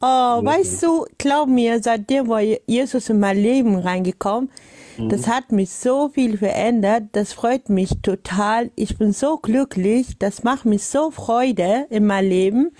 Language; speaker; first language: German; non-native, learner; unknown